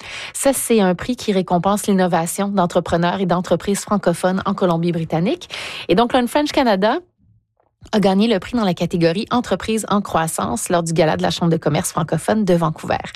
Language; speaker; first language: French; native; French